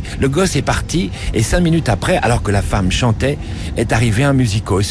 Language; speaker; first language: French; native; French